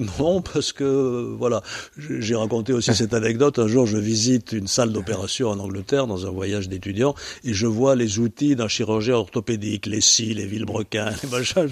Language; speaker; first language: French; native; French